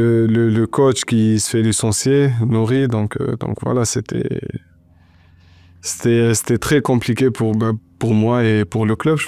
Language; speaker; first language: French; non-native, local second language; Arabic